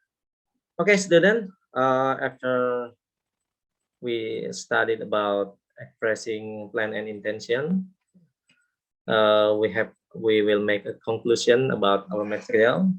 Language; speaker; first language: English; non-native, local second language; Indonesian